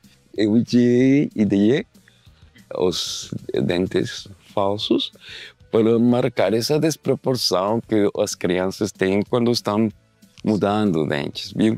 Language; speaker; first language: Portuguese; non-native, learner; Spanish